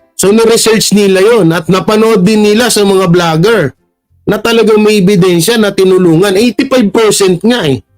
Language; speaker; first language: Filipino; non-native, local second language; Hiligaynon